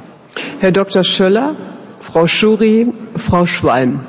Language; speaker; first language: German; native; German